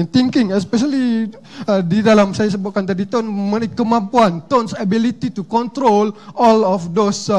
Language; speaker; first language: English; non-native, local second language; Malay